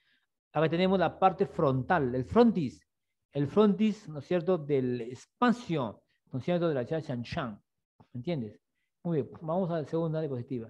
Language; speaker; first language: Spanish; native; Spanish